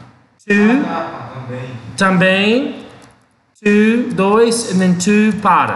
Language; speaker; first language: Portuguese; non-native, learner; English